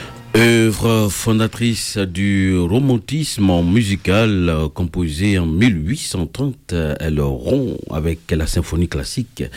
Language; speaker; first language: French; native; French